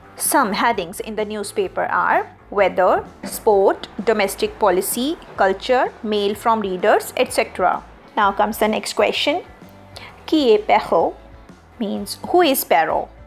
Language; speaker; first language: English; non-native, local second language; Hindi